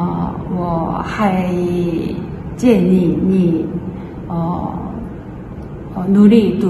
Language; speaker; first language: Chinese; non-native, learner; Korean